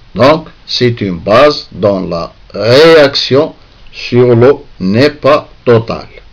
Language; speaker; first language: French; non-native, local second language; Arabic